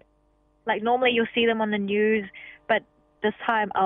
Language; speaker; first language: English; non-native, local second language; Cantonese